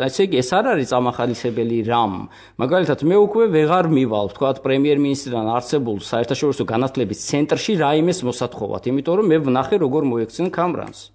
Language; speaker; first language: Georgian; non-native, local second language; Azerbaijani